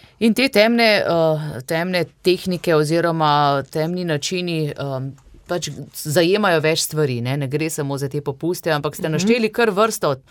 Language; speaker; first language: Slovenian; native; Slovenian